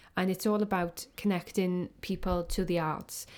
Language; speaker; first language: English; native; English